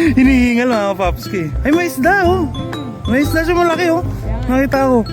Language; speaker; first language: Filipino; native; Filipino